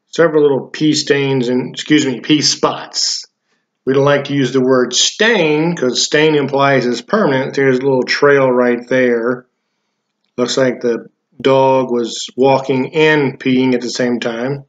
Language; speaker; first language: English; native; English